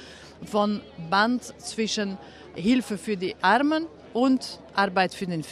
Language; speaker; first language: German; non-native, fluent; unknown